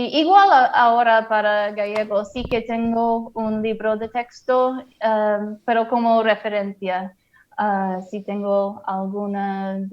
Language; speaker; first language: Spanish; non-native, fluent; English